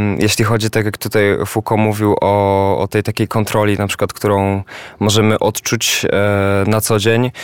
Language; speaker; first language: Polish; native; Polish